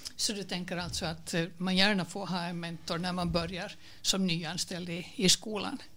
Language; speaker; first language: Swedish; native; Swedish